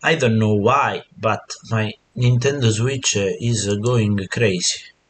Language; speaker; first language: English; non-native, learner; Italian